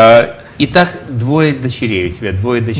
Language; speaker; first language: Russian; native; Russian